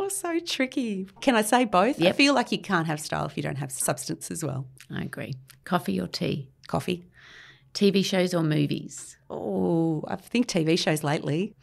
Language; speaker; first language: English; native; English